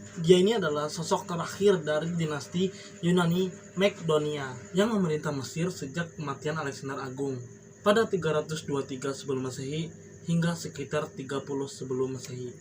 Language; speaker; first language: Indonesian; non-native, local second language; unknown